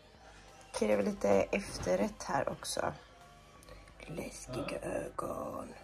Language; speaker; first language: Swedish; native; Swedish